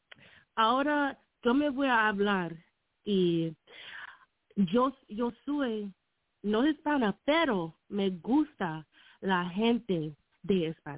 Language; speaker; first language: Spanish; non-native, learner; English